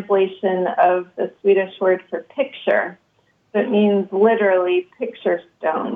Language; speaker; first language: English; native; English